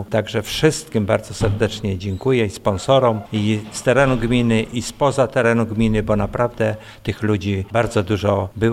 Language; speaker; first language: Polish; native; Polish